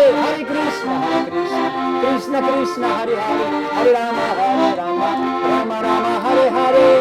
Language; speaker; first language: Nepali; non-native, fluent; Russian